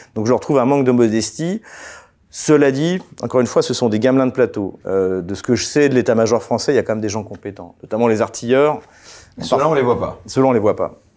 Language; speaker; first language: French; native; French